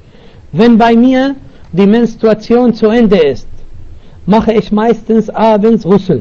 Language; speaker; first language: German; non-native, fluent; Arabic